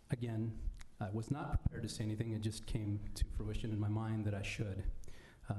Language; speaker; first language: English; native; English